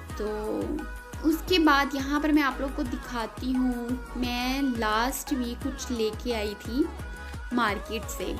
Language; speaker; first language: Urdu; native; Urdu